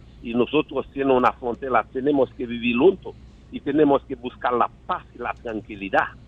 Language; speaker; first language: Spanish; non-native, learner; Haitian Creole